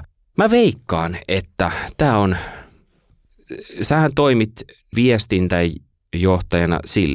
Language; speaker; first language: Finnish; native; Finnish